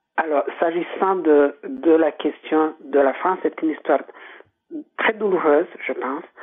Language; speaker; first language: French; non-native, local second language; Kinyarwanda